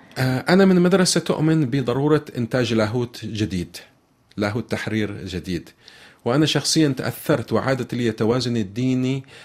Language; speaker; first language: Arabic; native; Arabic